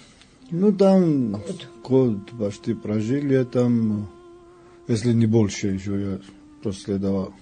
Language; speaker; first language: Russian; non-native, fluent; Georgian